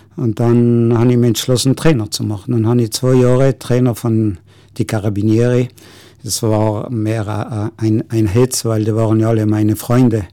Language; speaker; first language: German; non-native, local second language; Ladin